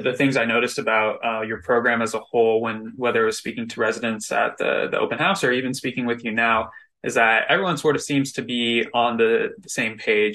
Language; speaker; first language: English; native; English